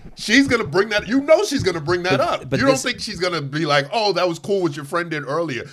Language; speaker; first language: English; native; English